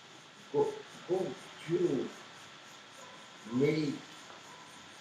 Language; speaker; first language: English; non-native, learner; Portuguese